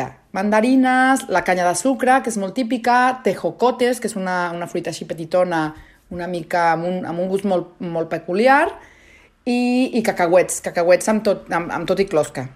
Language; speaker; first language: Catalan; non-native, fluent; Spanish